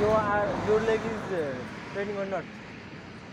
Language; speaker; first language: English; non-native, learner; Nepali